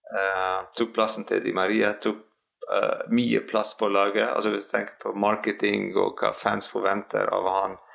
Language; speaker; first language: Norwegian; non-native, fluent; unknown